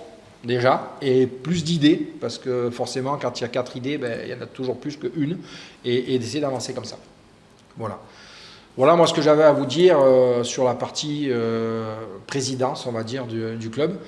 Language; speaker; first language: French; native; French